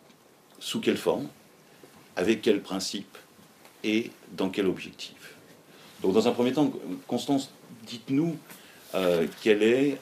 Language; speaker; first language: French; native; French